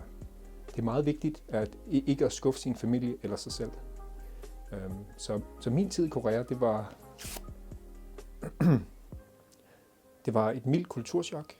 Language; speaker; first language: Danish; early bilingual, other home language; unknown